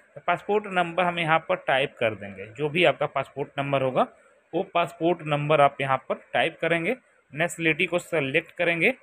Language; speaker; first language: Hindi; native; Hindi